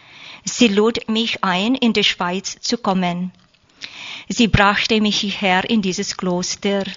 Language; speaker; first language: German; non-native, learner; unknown